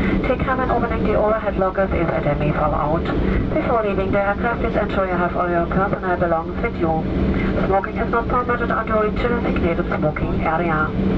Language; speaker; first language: English; non-native, fluent; German